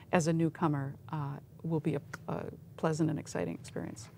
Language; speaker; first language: English; native; English